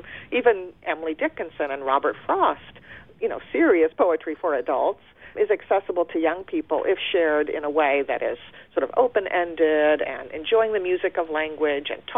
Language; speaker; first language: English; early bilingual, other home language; German